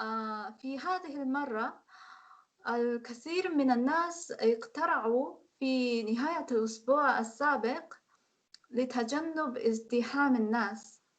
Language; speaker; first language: Arabic; non-native, learner; Korean